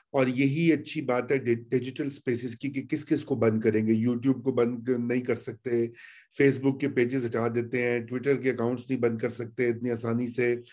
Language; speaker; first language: Urdu; native; Urdu